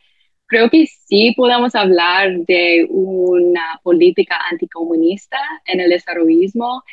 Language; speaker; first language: Spanish; non-native, fluent; English